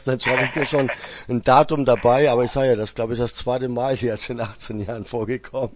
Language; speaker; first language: German; native; German